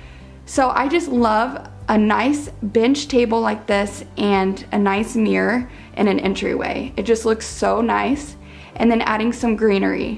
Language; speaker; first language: English; native; English